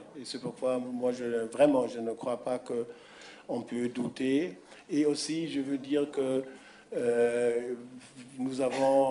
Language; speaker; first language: French; non-native, fluent; German